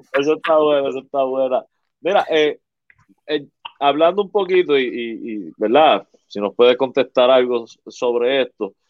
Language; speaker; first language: Spanish; native; Spanish